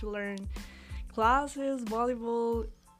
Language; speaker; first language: English; non-native, learner; Spanish